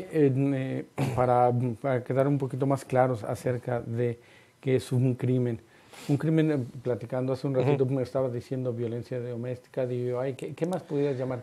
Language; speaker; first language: Spanish; native; Spanish